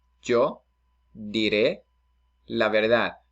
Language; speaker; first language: Spanish; non-native, fluent; English